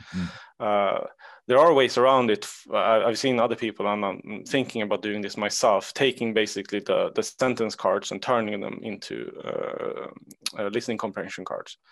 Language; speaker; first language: English; non-native, fluent; Swedish